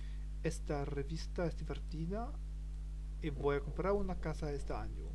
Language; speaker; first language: Spanish; non-native, learner; German